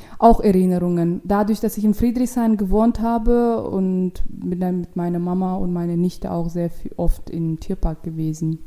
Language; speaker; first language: German; non-native, fluent; Russian